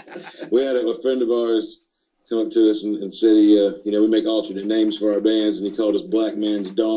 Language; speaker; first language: English; native; English